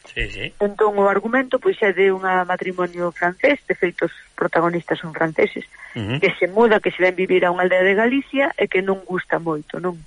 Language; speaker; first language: Galician; native; Galician